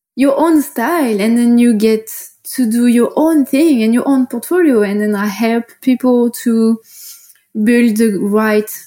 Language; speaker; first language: English; non-native, fluent; French